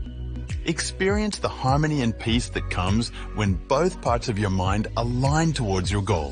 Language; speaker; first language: English; native; English